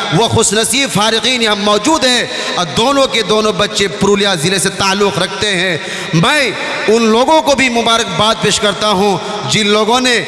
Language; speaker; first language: Urdu; non-native, local second language; Bangla